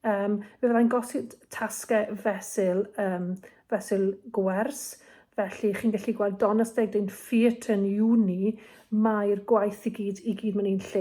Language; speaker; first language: Welsh; native; Welsh